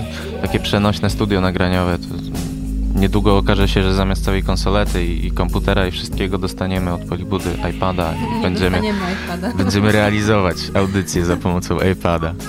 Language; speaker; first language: Polish; native; Polish